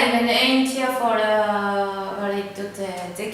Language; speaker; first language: Dutch; non-native, learner; Spanish